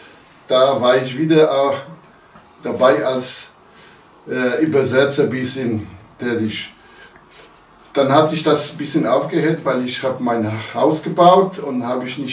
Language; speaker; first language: German; non-native, local second language; Polish